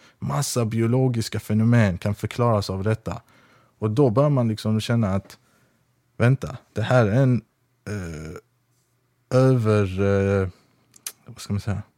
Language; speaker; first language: Swedish; early bilingual, other home language; Persian